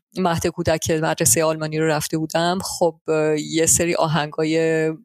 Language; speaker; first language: Persian; early bilingual, heritage; Persian